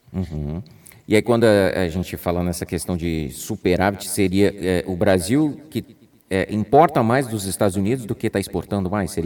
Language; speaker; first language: Portuguese; native; Portuguese